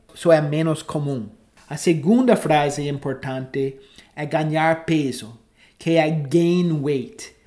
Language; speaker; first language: Portuguese; non-native, fluent; English